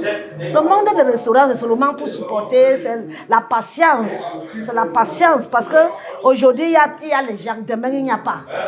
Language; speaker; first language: French; non-native, learner; English